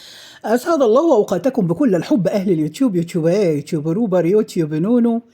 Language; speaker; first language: Arabic; native; Arabic